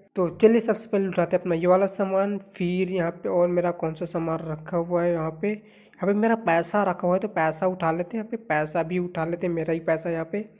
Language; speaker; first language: Hindi; native; Hindi